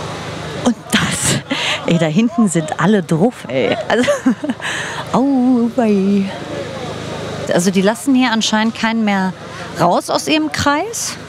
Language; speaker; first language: German; native; German